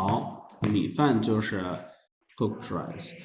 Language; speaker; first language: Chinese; non-native, fluent; Urdu